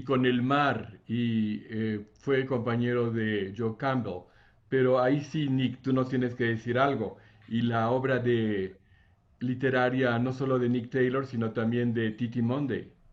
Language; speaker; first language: Spanish; native; Spanish